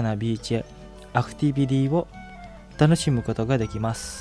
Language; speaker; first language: Japanese; non-native, fluent; Indonesian